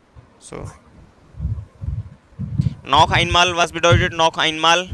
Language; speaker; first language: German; non-native, learner; Hindi